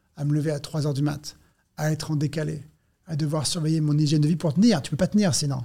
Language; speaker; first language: French; native; French